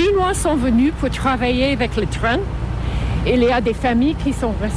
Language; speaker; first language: French; non-native, fluent; English